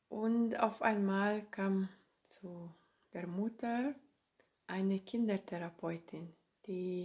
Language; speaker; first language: German; non-native, fluent; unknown